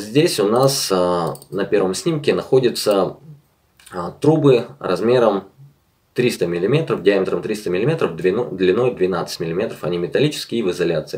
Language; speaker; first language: Russian; native; Russian